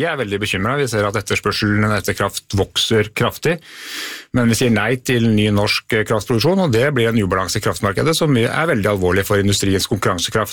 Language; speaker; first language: Norwegian; native; Norwegian